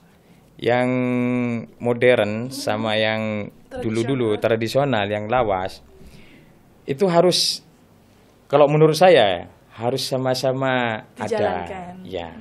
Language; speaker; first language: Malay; non-native, local second language; Madurese